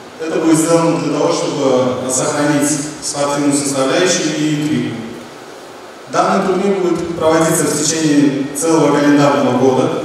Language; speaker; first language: Russian; non-native, local second language; Uzbek